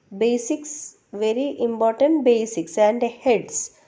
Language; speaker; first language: English; non-native, local second language; Malayalam